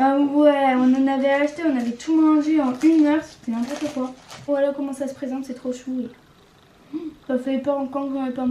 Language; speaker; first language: French; native; French